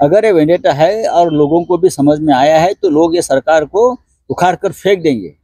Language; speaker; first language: Hindi; non-native, local second language; Marathi